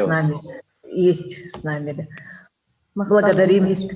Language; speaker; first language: Russian; native; Russian